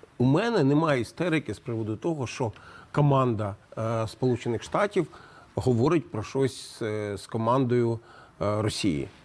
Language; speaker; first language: Ukrainian; native; Ukrainian